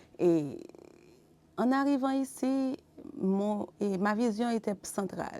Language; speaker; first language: French; non-native, local second language; Haitian Creole